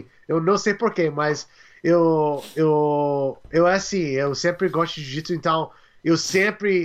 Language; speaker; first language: Portuguese; non-native, learner; English